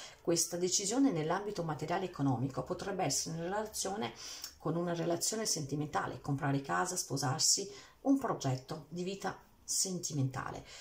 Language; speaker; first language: Italian; early bilingual, heritage; Italian